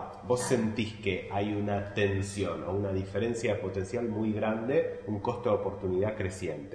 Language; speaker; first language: Spanish; native; Spanish